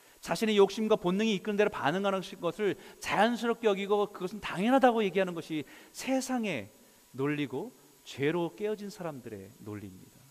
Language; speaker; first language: Korean; native; Korean